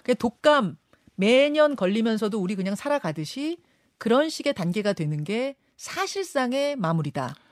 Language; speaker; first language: Korean; native; Korean